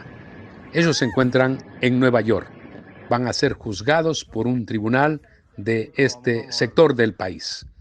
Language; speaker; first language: Spanish; native; Spanish